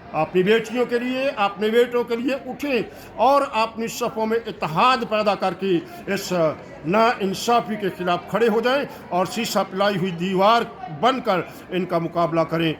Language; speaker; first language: Urdu; non-native, local second language; Punjabi